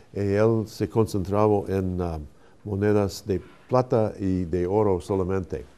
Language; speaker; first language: Spanish; non-native, fluent; English